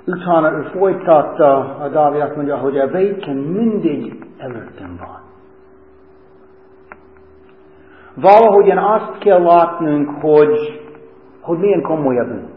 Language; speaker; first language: Hungarian; non-native, fluent; English